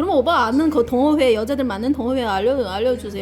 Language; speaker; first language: Korean; non-native, local second language; Chinese